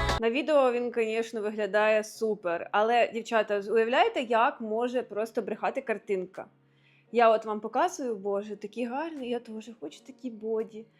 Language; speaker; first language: Ukrainian; non-native, local second language; Russian